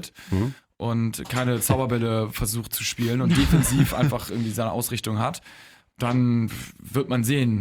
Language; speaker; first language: German; native; German